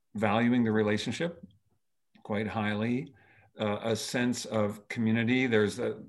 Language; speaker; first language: English; native; English